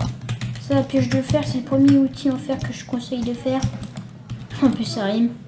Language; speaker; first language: French; native; French